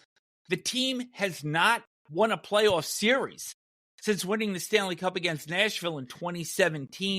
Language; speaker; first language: English; native; English